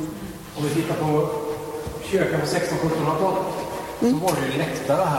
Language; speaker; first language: Swedish; native; Swedish